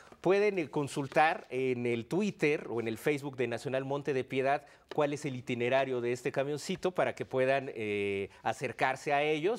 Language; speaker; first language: Spanish; native; Spanish